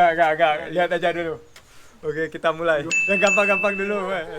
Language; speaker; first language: Indonesian; native; Indonesian